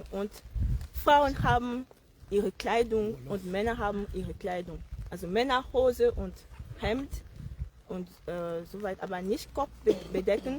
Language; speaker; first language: German; non-native, fluent; Yoruba